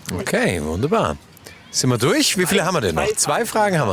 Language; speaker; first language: German; native; German